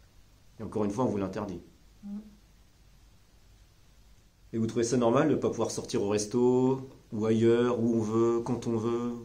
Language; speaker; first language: French; native; French